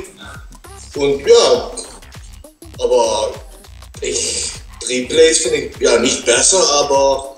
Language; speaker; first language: German; non-native, learner; Dutch